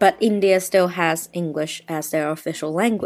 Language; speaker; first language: English; non-native, fluent; Chinese